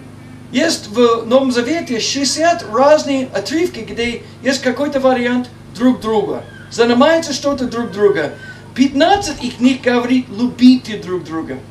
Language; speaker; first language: Russian; non-native, learner; English